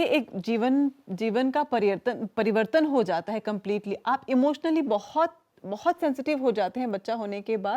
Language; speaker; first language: Hindi; native; Hindi